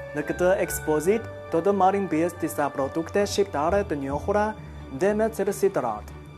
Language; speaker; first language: Albanian; non-native, fluent; Chinese